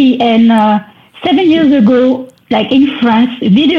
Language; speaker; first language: English; non-native, fluent; French